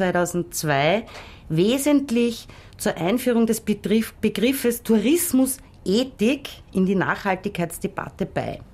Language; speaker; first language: German; native; German